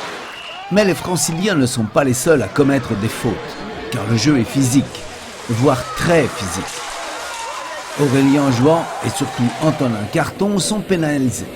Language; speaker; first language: French; native; French